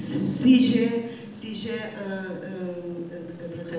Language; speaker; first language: French; non-native, fluent; Portuguese